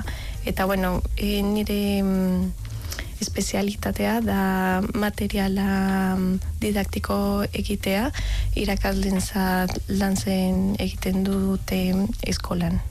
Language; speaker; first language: Basque; non-native, fluent; Spanish